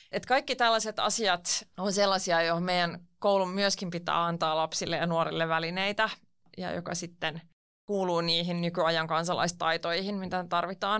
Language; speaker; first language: Finnish; non-native, local second language; Swedish